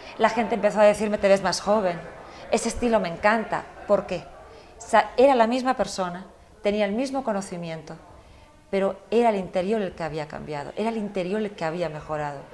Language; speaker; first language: Spanish; early bilingual, heritage; Spanish